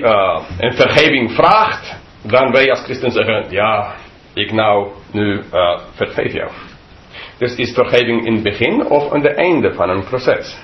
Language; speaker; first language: Dutch; non-native, fluent; English